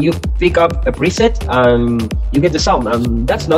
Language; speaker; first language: English; non-native, fluent; Spanish